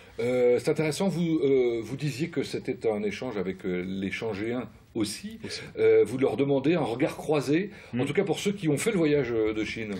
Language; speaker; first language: French; native; French